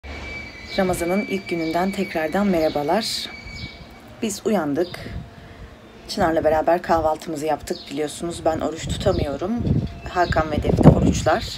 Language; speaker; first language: Turkish; native; Turkish